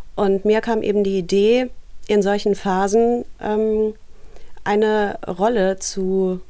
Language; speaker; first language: German; early bilingual, other home language; Russian